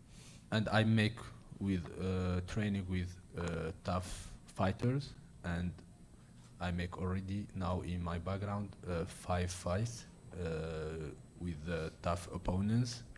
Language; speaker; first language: English; non-native, learner; Arabic